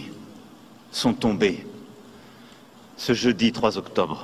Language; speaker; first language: French; native; French